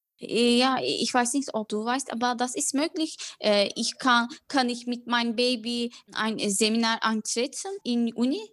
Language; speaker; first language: German; non-native, learner; Turkish